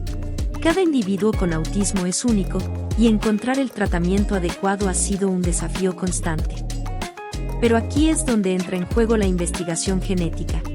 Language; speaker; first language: Spanish; native; Spanish